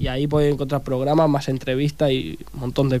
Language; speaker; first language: Spanish; native; Spanish